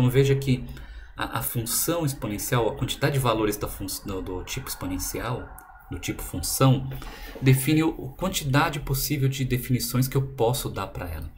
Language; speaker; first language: Portuguese; native; Portuguese